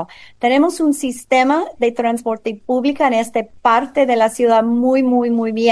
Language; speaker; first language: Spanish; non-native, fluent; English